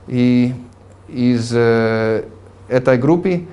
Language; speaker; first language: Russian; non-native, fluent; English